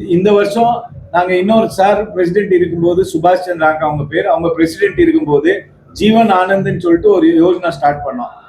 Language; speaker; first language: Tamil; non-native, local second language; Marwari